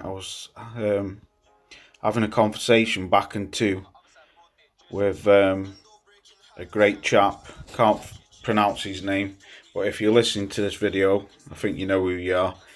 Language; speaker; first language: English; native; English